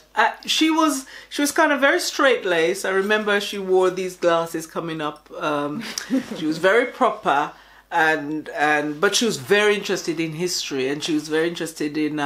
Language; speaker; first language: English; native; English